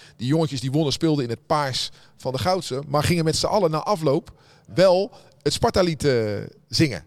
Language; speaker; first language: Dutch; native; Dutch